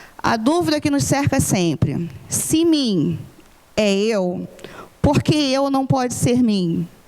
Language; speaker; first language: Portuguese; non-native, fluent; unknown